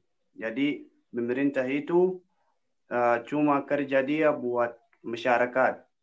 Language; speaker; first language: Indonesian; non-native, learner; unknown